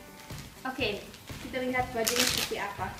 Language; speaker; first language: Indonesian; early bilingual, other home language; English